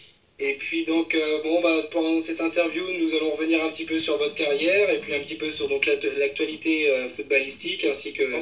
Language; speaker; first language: French; native; French